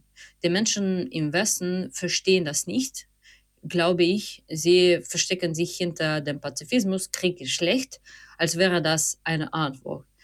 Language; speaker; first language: German; non-native, fluent; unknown